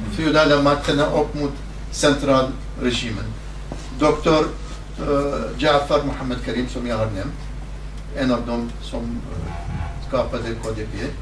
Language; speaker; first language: Swedish; non-native, fluent; Kurdish